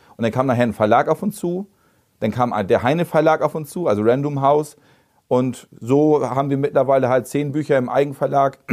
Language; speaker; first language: German; native; German